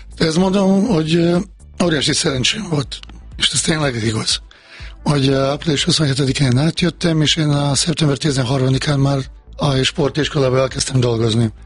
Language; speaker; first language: Hungarian; non-native, fluent; Bosnian